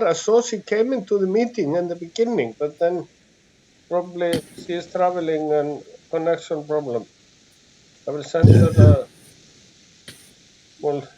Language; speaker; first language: English; non-native, fluent; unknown